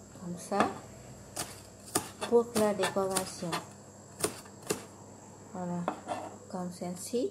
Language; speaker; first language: French; non-native, learner; Vietnamese